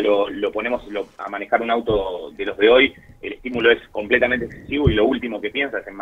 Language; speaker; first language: Spanish; native; Spanish